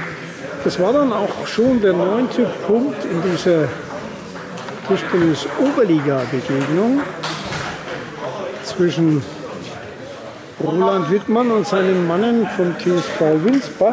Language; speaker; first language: German; native; German